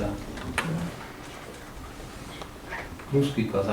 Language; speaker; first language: Russian; non-native, learner; Uzbek